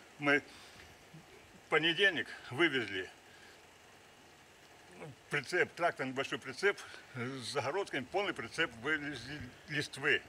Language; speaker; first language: Russian; native; Russian